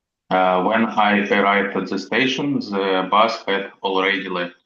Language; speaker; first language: English; non-native, learner; Russian